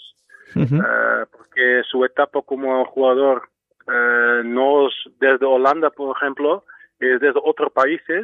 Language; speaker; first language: Spanish; non-native, fluent; Dutch